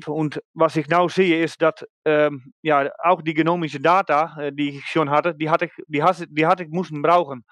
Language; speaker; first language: German; non-native, learner; Dutch